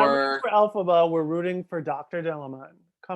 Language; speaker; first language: English; native; English